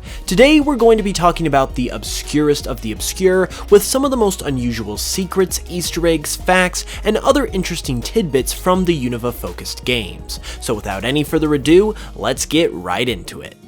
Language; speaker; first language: English; native; English